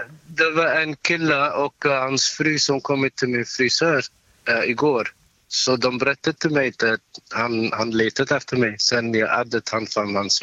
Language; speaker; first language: Swedish; non-native, learner; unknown